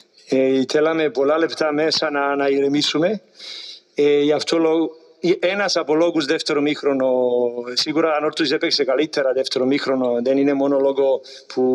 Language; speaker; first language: Greek; non-native, learner; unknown